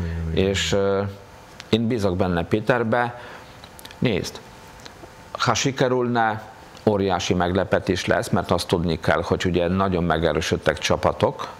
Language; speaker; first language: Hungarian; non-native, fluent; Polish